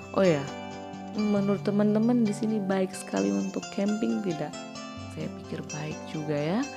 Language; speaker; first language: Indonesian; native; Indonesian